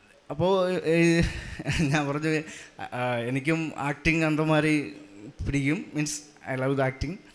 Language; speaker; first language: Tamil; non-native, learner; Malayalam